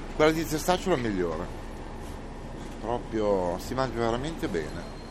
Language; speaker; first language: Italian; native; Italian